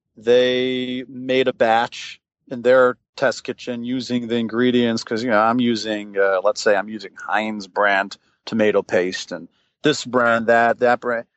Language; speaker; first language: English; native; English